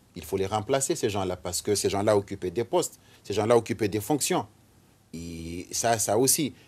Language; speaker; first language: French; non-native, local second language; Ngazidja Comorian